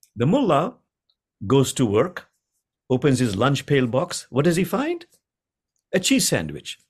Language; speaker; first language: English; non-native, local second language; Bangla